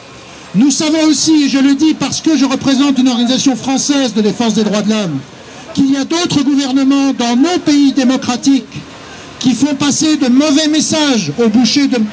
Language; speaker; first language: French; native; French